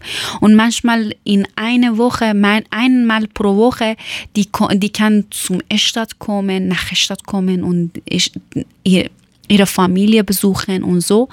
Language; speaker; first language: German; non-native, learner; Persian